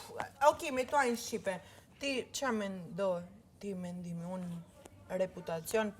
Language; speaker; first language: Albanian; early bilingual, heritage; Italian